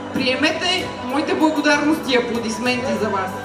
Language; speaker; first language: Bulgarian; native; Bulgarian